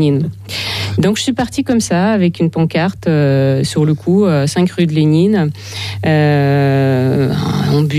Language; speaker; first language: French; non-native, fluent; Ukrainian